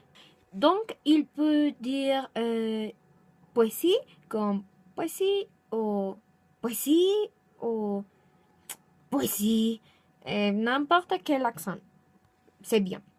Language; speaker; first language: French; non-native, learner; Spanish